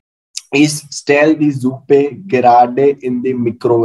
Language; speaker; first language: German; non-native, learner; Hindi